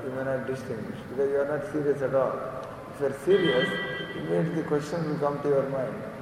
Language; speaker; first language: English; non-native, local second language; Telugu